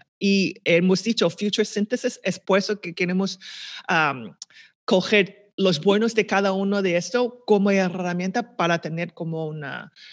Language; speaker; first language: Spanish; non-native, fluent; Chinese